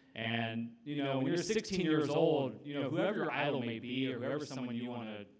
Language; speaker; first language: English; native; English